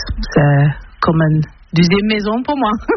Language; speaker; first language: French; non-native, learner; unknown